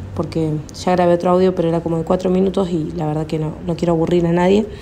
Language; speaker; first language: Spanish; native; Spanish